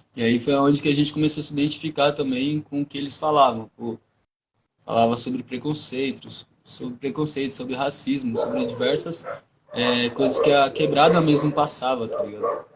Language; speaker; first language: Portuguese; non-native, local second language; Guarani